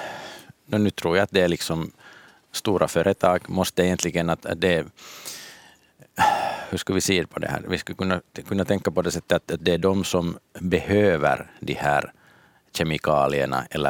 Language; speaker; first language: Swedish; native; Swedish